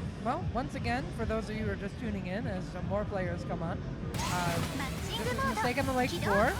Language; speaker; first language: English; native; English